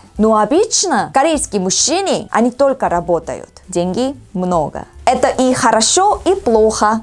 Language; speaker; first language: Russian; non-native, learner; Korean